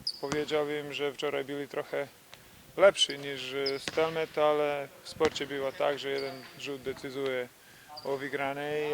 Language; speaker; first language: Polish; non-native, fluent; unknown